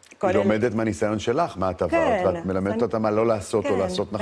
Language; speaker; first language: Hebrew; native; Hebrew